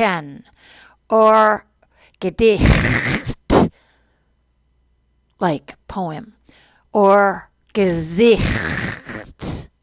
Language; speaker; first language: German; non-native, fluent; English